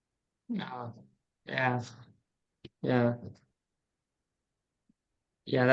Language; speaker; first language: English; non-native, learner; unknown